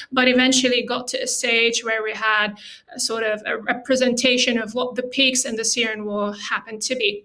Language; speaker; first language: English; non-native, fluent; Arabic